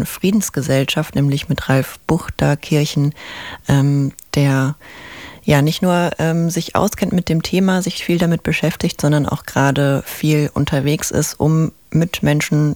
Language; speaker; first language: German; native; German